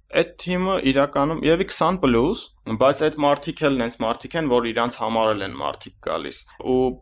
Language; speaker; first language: Armenian; native; Armenian